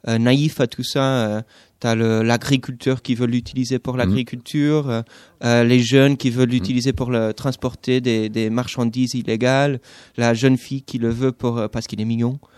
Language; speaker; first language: French; non-native, fluent; English